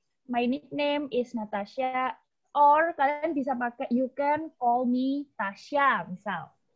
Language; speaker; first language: English; non-native, fluent; Indonesian